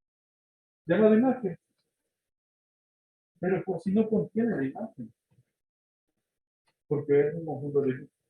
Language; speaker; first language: Spanish; native; Spanish